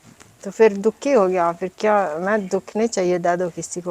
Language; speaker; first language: Hindi; non-native, learner; Italian